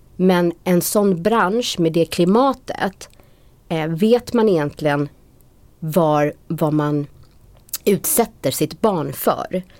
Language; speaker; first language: Swedish; native; Swedish